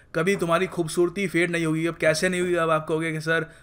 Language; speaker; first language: Hindi; native; Hindi